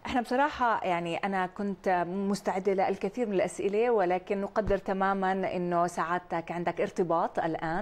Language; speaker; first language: Arabic; native; Arabic